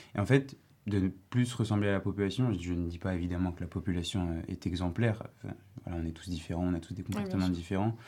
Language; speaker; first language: French; native; French